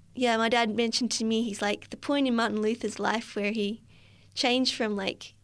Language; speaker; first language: English; native; English